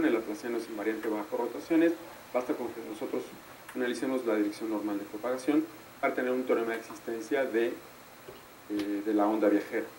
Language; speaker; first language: Spanish; native; Spanish